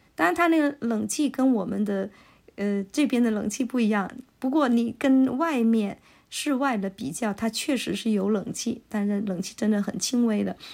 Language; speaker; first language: Chinese; non-native, local second language; Cantonese